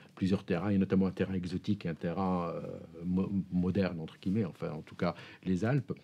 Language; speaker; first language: French; non-native, local second language; Arabic